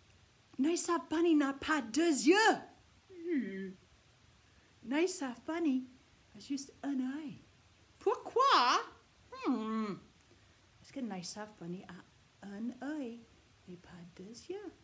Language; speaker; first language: French; non-native, fluent; English